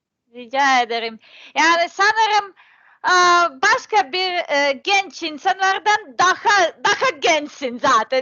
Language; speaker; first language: Turkish; non-native, learner; Serbian